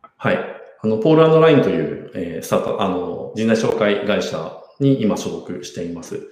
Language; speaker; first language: Japanese; native; Japanese